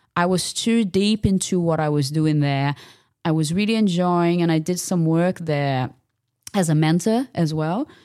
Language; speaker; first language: English; non-native, fluent; Portuguese